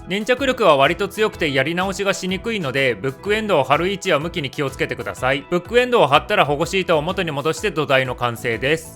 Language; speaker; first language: Japanese; native; Japanese